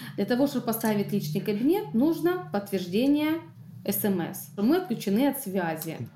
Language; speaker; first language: Russian; native; Russian